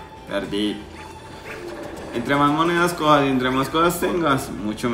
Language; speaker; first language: Spanish; native; Spanish